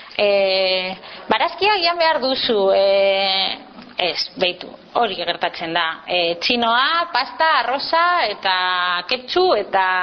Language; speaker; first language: Basque; non-native, local second language; Spanish